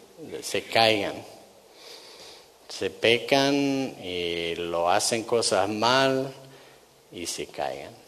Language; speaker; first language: Spanish; non-native, fluent; English